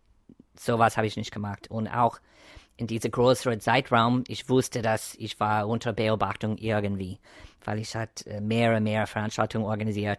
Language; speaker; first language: German; non-native, fluent; English